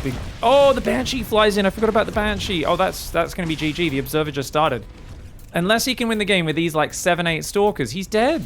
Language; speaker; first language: English; native; English